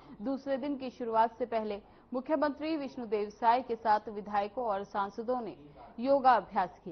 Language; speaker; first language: Hindi; native; Hindi